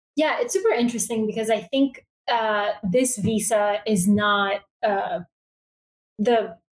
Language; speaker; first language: English; early bilingual, other home language; Bulgarian